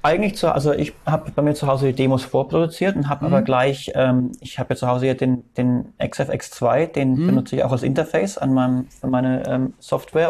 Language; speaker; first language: German; native; German